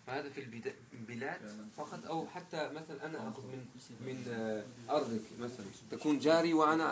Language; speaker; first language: Arabic; non-native, learner; German